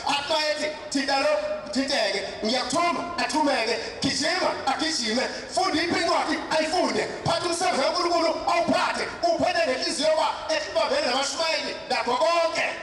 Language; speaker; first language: Zulu; native; Zulu